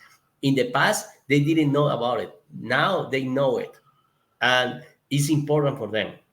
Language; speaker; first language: English; non-native, learner; Spanish